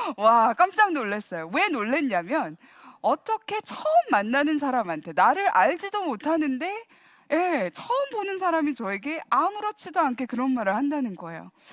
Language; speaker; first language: Korean; early bilingual, heritage; Korean